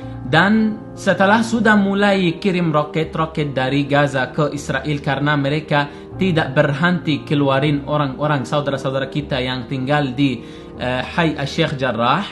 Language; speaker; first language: Indonesian; non-native, learner; Arabic